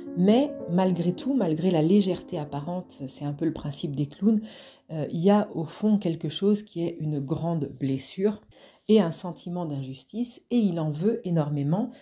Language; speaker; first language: French; native; French